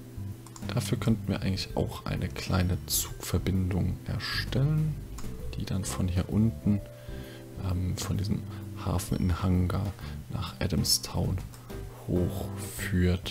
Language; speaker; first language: German; native; German